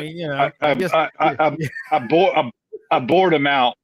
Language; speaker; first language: English; native; English